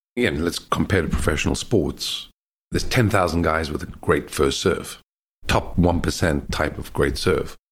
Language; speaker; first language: English; native; English